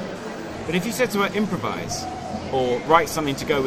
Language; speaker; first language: English; native; English